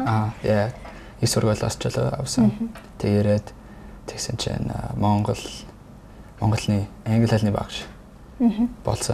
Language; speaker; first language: Mongolian; non-native, fluent; English